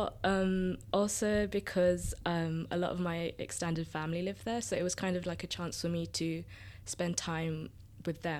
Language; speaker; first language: English; native; English